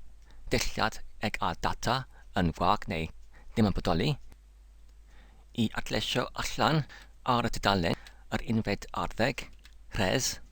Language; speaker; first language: Welsh; non-native, learner; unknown